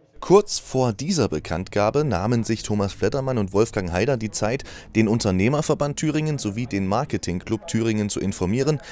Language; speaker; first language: German; native; German